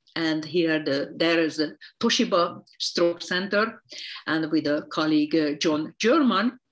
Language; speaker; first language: English; non-native, fluent; Hungarian